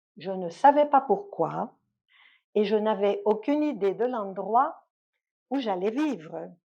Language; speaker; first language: French; native; French